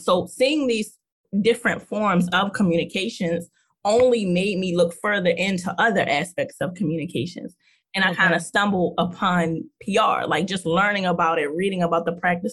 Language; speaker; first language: English; native; English